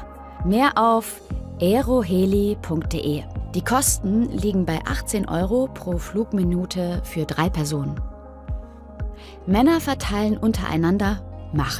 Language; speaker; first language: German; native; German